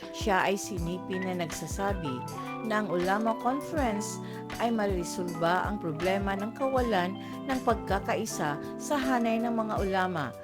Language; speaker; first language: Filipino; native; Filipino